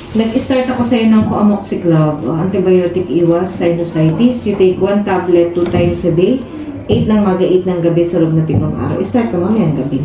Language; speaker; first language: Filipino; native; Filipino